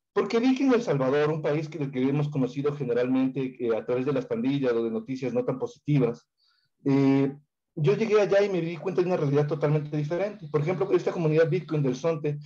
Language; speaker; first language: Spanish; native; Spanish